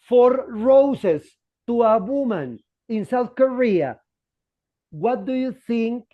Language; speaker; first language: English; non-native, fluent; Spanish